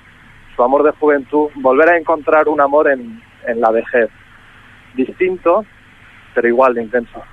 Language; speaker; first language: Spanish; native; Spanish